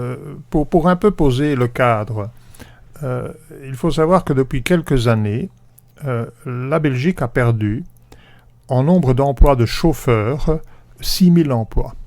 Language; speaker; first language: French; native; French